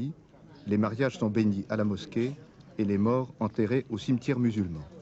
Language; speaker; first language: French; native; French